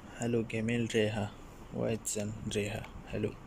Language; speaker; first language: Arabic; non-native, learner; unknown